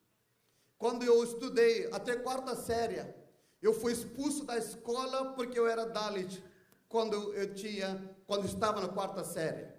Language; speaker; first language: Portuguese; non-native, fluent; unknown